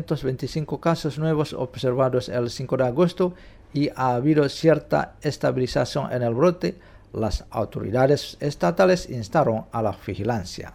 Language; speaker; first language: Spanish; non-native, fluent; Indonesian